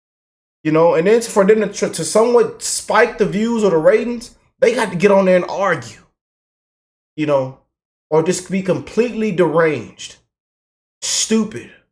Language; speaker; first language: English; native; English